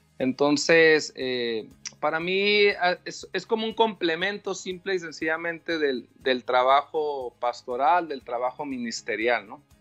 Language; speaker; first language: Spanish; native; Spanish